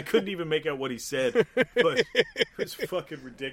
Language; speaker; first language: English; native; English